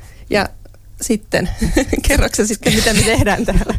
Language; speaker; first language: Finnish; native; Finnish